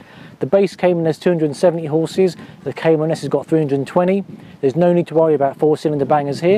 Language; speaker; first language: English; native; English